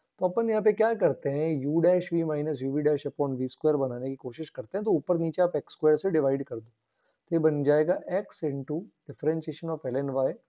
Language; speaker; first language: Hindi; native; Hindi